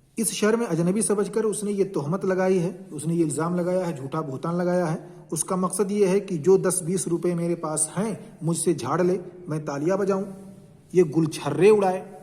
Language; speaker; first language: Urdu; native; Urdu